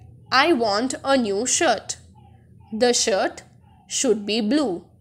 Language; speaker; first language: English; non-native, local second language; Tamil